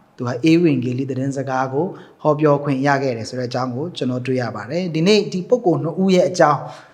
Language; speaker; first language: Burmese; non-native, local second language; Hakha Chin